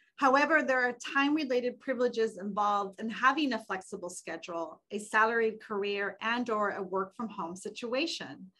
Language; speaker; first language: English; native; English